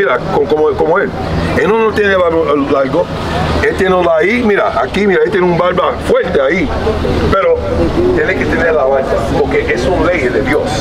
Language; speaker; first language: Spanish; early bilingual, heritage; Spanish